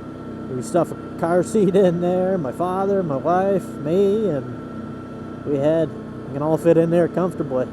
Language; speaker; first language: English; native; English